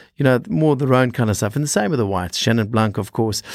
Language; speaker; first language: English; native; English